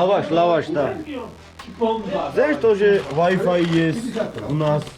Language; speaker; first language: Russian; non-native, learner; Georgian